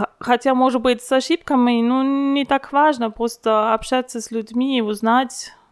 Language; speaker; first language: Russian; non-native, fluent; German